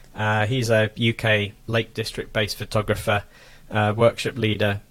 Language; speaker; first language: English; native; English